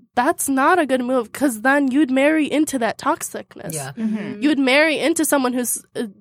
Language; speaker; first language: English; early bilingual, heritage; Arabic